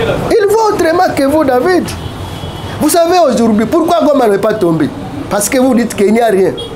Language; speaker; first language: French; non-native, local second language; Swahili